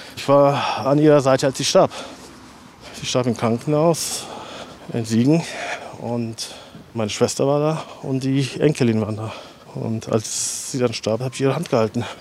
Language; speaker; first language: German; native; German